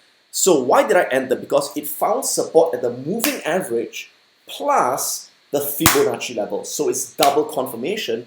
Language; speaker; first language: English; native; English